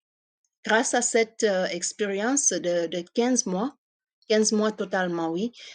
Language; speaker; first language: French; non-native, fluent; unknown